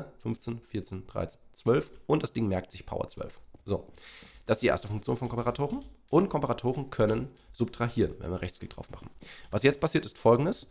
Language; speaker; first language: German; native; German